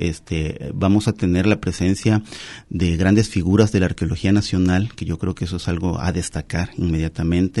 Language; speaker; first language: Spanish; native; Spanish